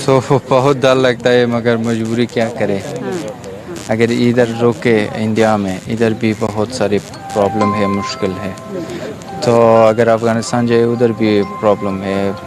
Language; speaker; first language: Hindi; non-native, fluent; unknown